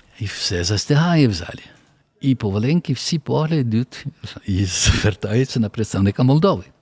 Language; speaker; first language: Ukrainian; early bilingual, heritage; Ukrainian